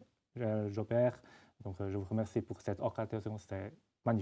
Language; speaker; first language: French; non-native, fluent; Chinese